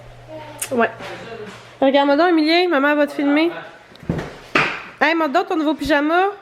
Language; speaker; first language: French; native; French